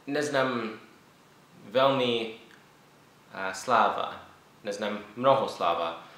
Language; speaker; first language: Czech; non-native, learner; English